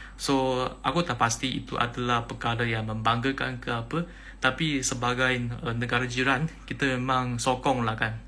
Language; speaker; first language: Malay; native; Malay